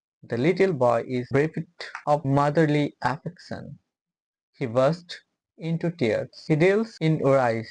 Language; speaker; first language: English; non-native, local second language; Bangla